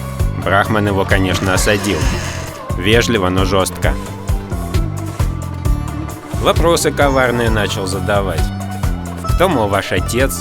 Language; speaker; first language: Russian; native; Russian